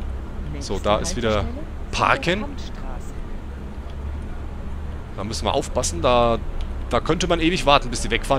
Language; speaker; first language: German; native; German